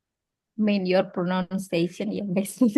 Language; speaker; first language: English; non-native, learner; Indonesian